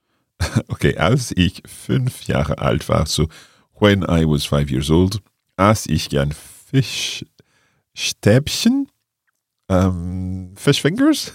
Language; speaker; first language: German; non-native, fluent; English